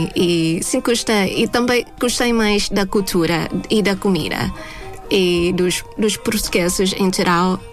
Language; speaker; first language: Portuguese; non-native, fluent; Thai